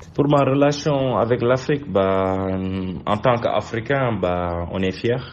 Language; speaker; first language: French; non-native, local second language; Wolof